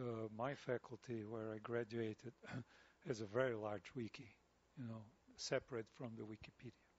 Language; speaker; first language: English; non-native, fluent; Portuguese